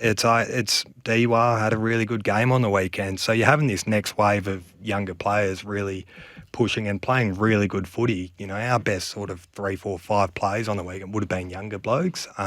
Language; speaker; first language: English; native; English